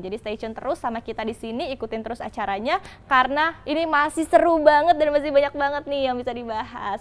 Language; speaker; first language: Indonesian; native; Indonesian